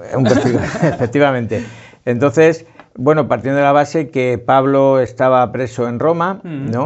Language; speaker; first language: Spanish; native; Spanish